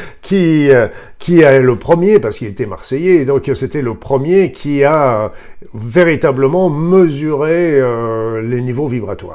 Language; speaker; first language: French; native; French